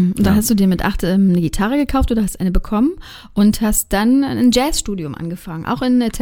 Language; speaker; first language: German; native; German